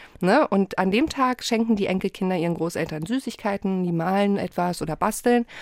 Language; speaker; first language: German; early bilingual, other home language; Polish